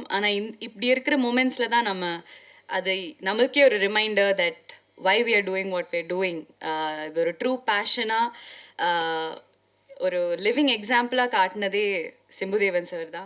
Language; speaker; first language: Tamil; non-native, local second language; Malayalam